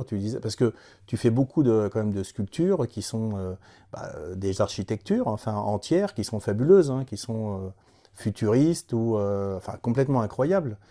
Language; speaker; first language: French; native; French